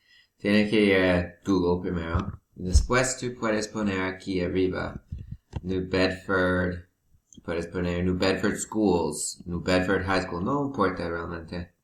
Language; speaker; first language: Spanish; non-native, learner; English